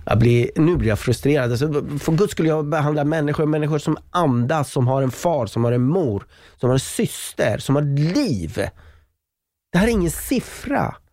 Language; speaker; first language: Swedish; non-native, fluent; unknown